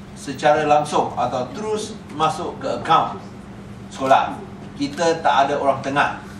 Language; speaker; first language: Malay; non-native, local second language; Chinese